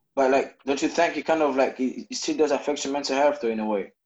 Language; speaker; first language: English; non-native, fluent; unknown